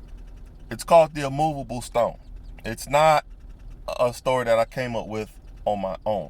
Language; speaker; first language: English; native; English